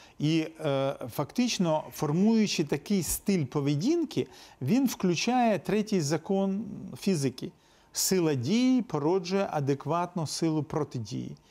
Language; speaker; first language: Ukrainian; non-native, local second language; Russian